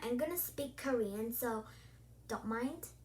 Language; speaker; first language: English; early bilingual, other home language; Korean